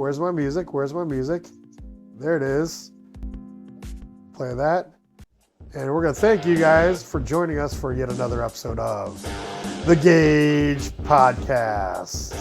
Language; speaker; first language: English; native; English